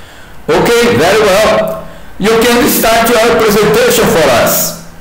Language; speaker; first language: English; non-native, learner; Portuguese